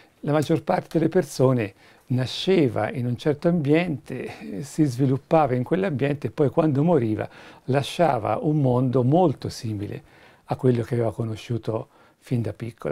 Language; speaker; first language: Italian; native; Italian